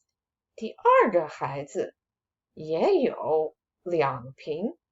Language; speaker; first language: Chinese; non-native, fluent; English